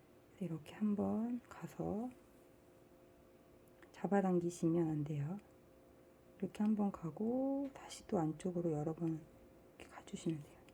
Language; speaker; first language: Korean; native; Korean